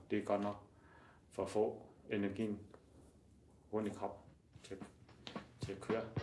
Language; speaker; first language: Danish; non-native, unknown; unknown